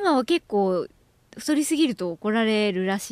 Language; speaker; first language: Japanese; native; Japanese